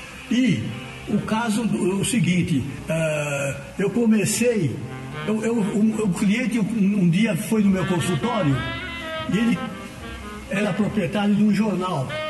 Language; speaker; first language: Portuguese; native; Portuguese